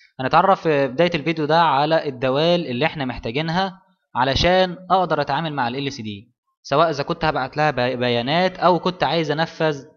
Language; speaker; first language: Arabic; native; Arabic